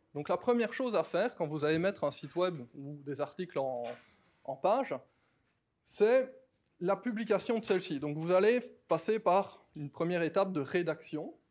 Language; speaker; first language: French; native; French